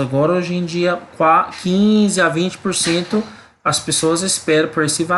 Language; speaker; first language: Portuguese; non-native, learner; English